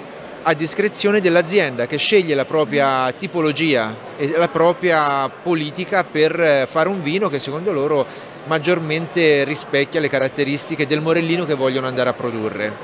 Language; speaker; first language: Italian; native; Italian